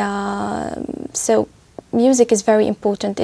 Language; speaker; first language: English; non-native, fluent; Arabic